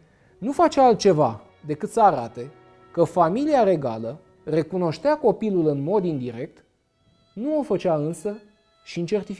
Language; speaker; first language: Romanian; native; Romanian